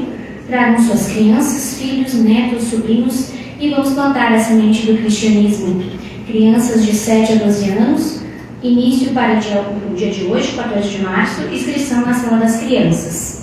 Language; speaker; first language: Portuguese; native; Portuguese